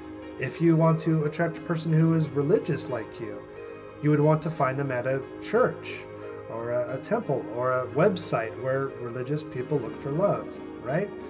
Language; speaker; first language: English; native; English